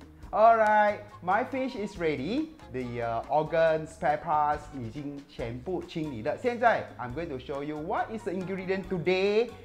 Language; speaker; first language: English; non-native, local second language; Chinese